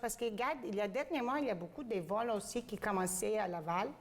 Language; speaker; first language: French; non-native, fluent; Greek